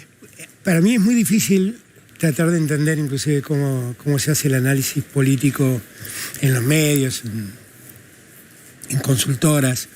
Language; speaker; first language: Spanish; native; Spanish